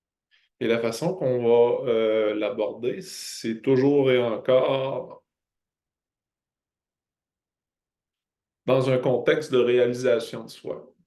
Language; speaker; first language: French; native; French